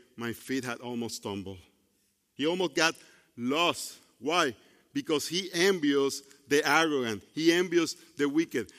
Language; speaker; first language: English; non-native, fluent; Spanish